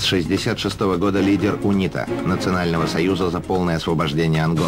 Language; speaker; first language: Russian; native; Russian